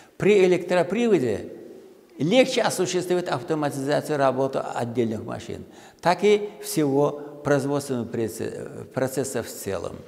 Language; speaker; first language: Russian; non-native, local second language; Uzbek